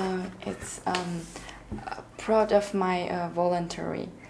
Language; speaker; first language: English; non-native, learner; Chinese